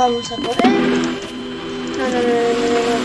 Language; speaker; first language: Spanish; native; Spanish